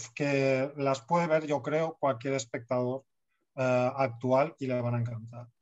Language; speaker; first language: Spanish; native; Spanish